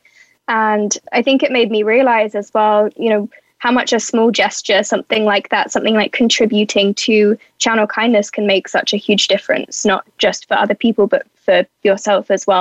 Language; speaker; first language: English; native; English